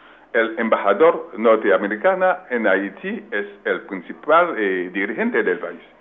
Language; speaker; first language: Spanish; non-native, fluent; French